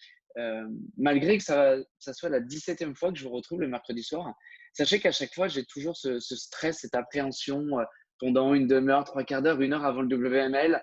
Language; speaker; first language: French; native; French